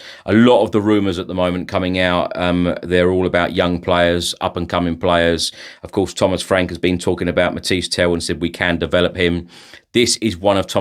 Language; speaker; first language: English; native; English